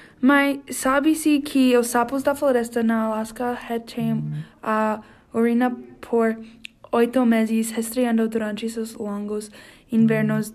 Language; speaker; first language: Portuguese; non-native, learner; English